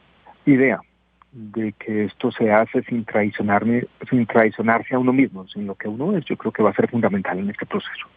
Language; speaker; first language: Spanish; native; Spanish